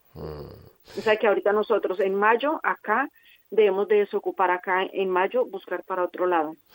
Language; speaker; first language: Spanish; native; Spanish